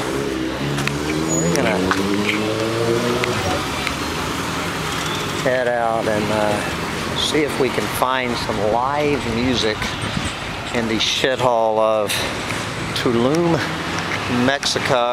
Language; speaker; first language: English; native; English